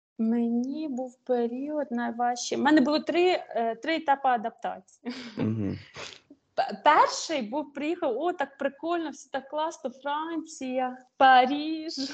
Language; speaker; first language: Ukrainian; native; Ukrainian